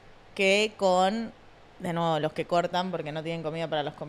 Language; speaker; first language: Spanish; native; Spanish